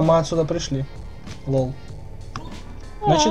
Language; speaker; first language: Russian; native; Russian